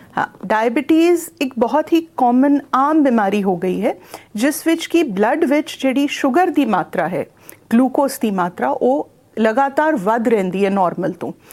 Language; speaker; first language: Punjabi; native; Punjabi